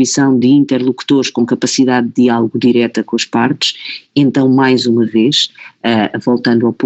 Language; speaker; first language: Portuguese; native; Portuguese